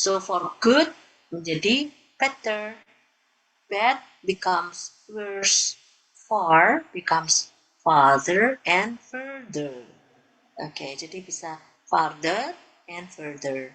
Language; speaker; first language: English; non-native, fluent; Indonesian